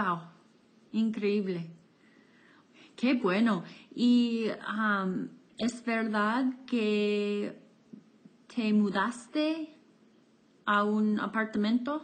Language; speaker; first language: Spanish; non-native, fluent; English